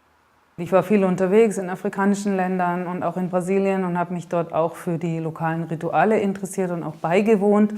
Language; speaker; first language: German; native; German